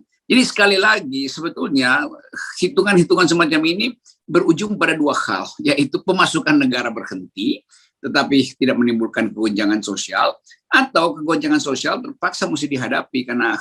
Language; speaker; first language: Indonesian; native; Indonesian